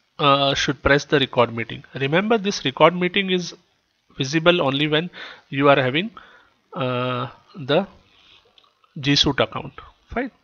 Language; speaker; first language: English; non-native, local second language; Kannada